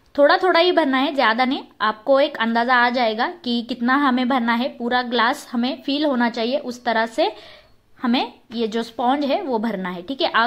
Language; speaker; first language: Hindi; non-native, local second language; Marathi